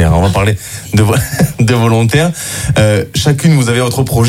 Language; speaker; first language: French; native; French